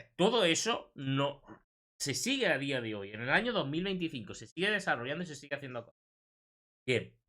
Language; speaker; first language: Spanish; native; Spanish